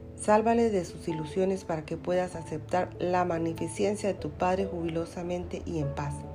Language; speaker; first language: Spanish; native; Spanish